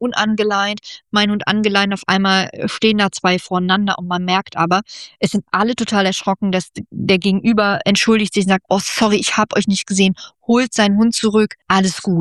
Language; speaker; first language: German; native; German